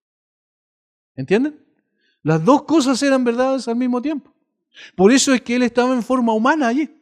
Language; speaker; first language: Spanish; native; Spanish